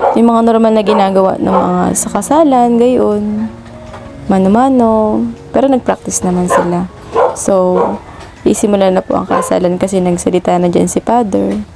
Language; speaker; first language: Filipino; native; Filipino